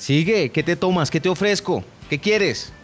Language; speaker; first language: Spanish; native; Spanish